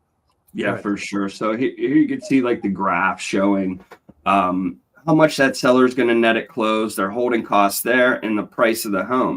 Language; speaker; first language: English; native; English